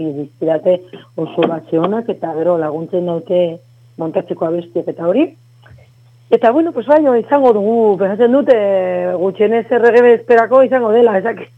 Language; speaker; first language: Basque; non-native, local second language; Spanish